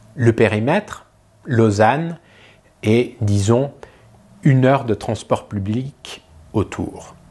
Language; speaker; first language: French; native; French